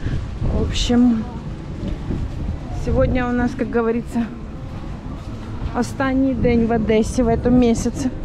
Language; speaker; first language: Russian; native; Russian